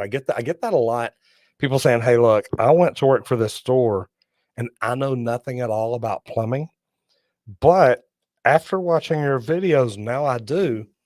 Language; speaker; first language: English; native; English